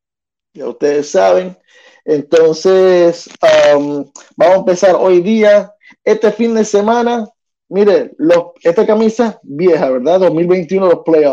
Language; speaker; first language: Spanish; early bilingual, heritage; Spanish